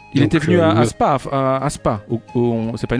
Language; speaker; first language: French; native; French